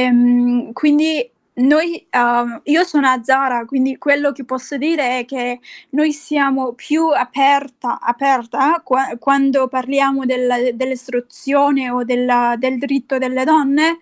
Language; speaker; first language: Italian; non-native, fluent; Persian